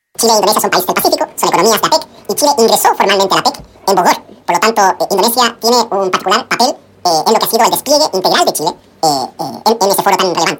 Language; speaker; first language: Spanish; native; Spanish